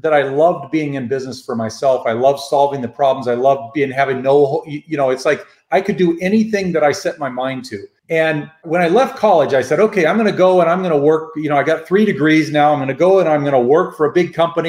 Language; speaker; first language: English; native; English